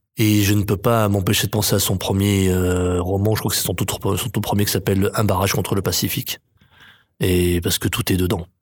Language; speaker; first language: French; native; French